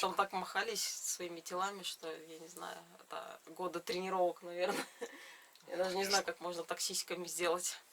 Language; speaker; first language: Russian; native; Russian